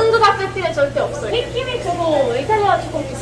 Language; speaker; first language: Korean; non-native, learner; Italian